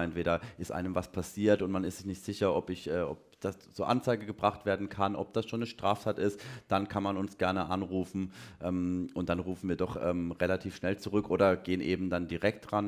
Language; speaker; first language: German; native; German